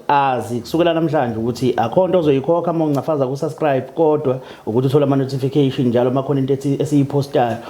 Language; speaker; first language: Zulu; native; Zulu